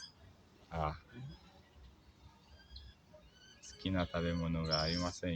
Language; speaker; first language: Japanese; non-native, learner; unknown